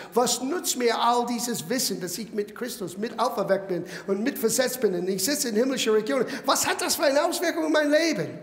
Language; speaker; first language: German; non-native, fluent; English